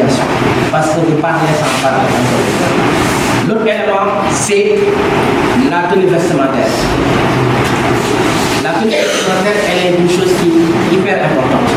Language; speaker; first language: French; non-native, local second language; Wolof